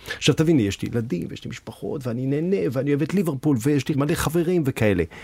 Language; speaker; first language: Hebrew; native; Hebrew